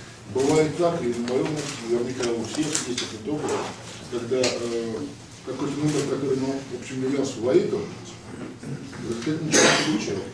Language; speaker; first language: Russian; native; Russian